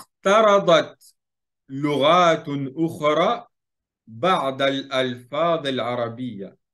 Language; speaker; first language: Arabic; non-native, fluent; French